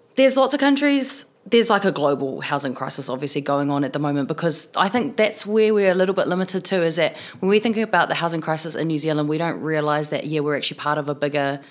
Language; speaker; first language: English; native; English